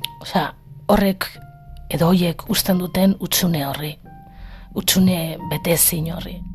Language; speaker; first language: Basque; non-native, local second language; Spanish